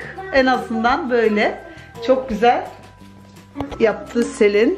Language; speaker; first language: Turkish; early bilingual, heritage; Turkish